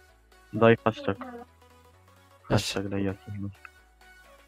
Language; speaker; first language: Polish; native; Polish